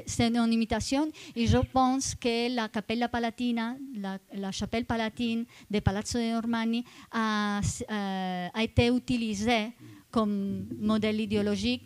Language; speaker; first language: French; non-native, fluent; Italian